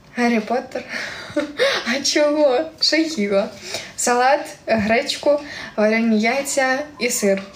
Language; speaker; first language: Ukrainian; native; Ukrainian